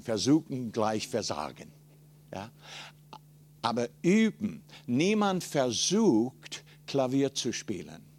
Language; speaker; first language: German; non-native, fluent; English